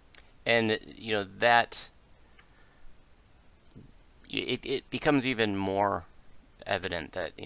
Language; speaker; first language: English; native; English